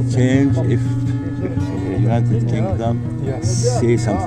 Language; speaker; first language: English; non-native, learner; Arabic